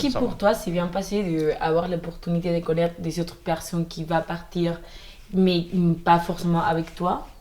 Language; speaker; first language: French; non-native, learner; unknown